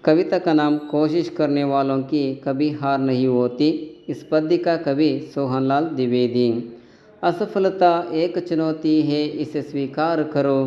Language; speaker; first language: Hindi; non-native, local second language; Kannada